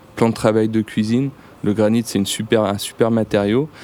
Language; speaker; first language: French; native; French